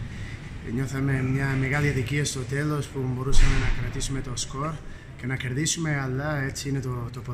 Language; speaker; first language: Greek; non-native, fluent; Portuguese